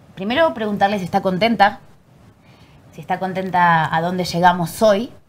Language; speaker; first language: Spanish; native; Spanish